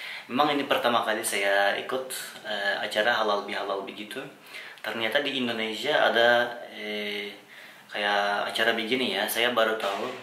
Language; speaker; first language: Indonesian; non-native, fluent; Turkish